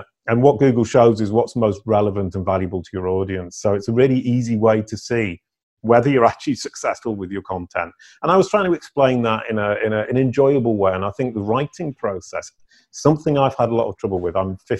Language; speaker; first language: English; native; English